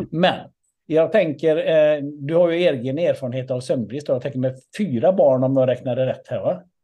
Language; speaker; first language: Swedish; native; Swedish